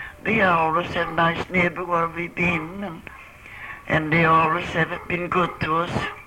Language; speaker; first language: English; non-native, fluent; Swedish